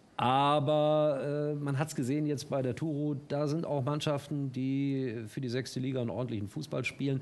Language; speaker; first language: German; native; German